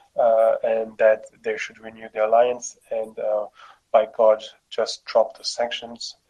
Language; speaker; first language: English; non-native, fluent; French